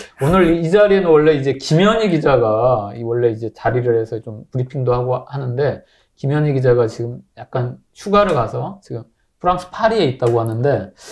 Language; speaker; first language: Korean; native; Korean